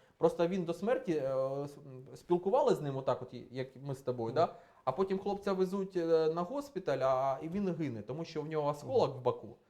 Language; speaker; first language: Ukrainian; non-native, local second language; Russian